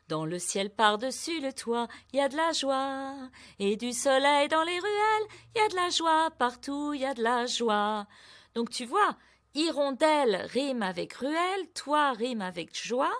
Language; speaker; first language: French; native; French